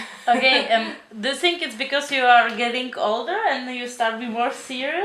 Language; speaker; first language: English; non-native, learner; Czech